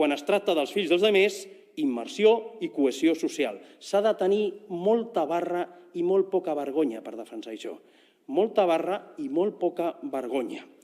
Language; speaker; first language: Catalan; non-native, local second language; Spanish